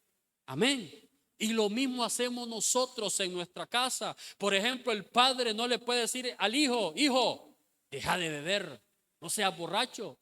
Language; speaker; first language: Spanish; native; Spanish